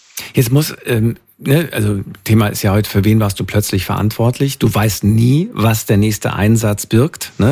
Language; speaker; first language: German; native; German